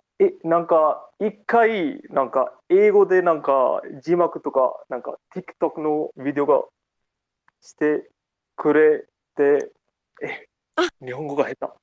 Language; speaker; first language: Japanese; non-native, learner; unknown